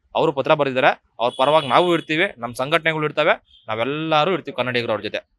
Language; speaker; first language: Kannada; native; Kannada